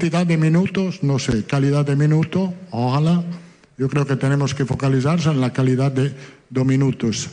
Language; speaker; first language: Portuguese; non-native, fluent; Italian